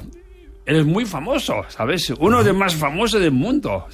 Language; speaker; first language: Spanish; non-native, learner; Tibetan